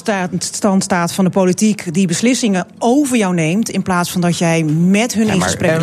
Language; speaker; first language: Dutch; native; Dutch